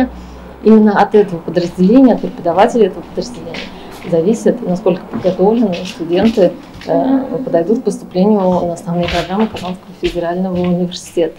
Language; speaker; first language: Russian; native; Russian